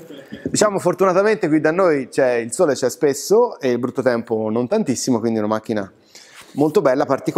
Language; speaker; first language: Italian; native; Italian